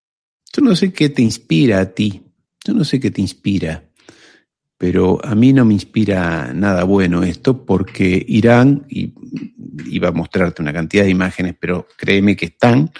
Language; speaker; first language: Spanish; native; Spanish